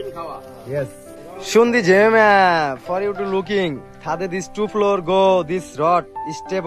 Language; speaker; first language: English; non-native, learner; Bangla